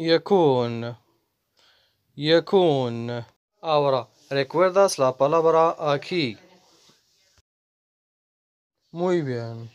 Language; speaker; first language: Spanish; non-native, fluent; Arabic